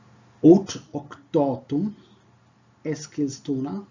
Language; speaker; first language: Swedish; non-native, fluent; Tigrinya